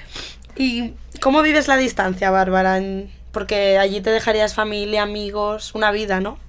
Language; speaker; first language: Spanish; native; Spanish